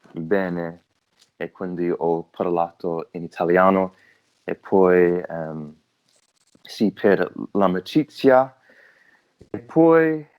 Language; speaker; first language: Italian; non-native, learner; English